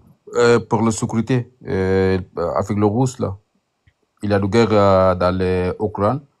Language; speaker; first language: French; non-native, learner; Arabic